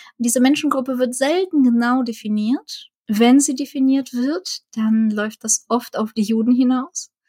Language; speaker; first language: German; early bilingual, other home language; Russian